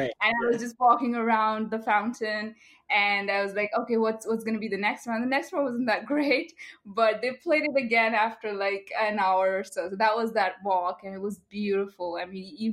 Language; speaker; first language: English; non-native, local second language; Bangla